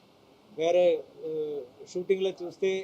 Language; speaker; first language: Telugu; non-native, fluent; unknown